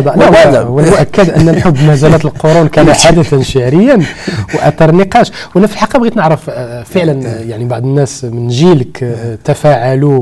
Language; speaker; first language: Arabic; native; Arabic